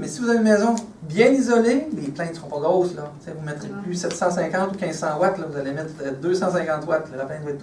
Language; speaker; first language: French; native; French